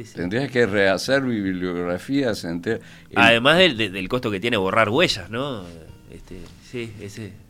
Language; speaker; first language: Spanish; native; Spanish